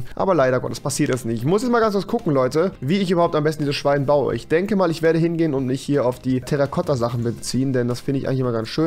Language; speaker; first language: German; native; German